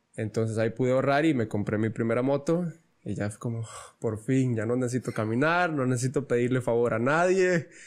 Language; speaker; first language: Spanish; native; Spanish